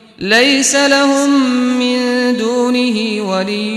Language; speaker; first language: Arabic; native; Arabic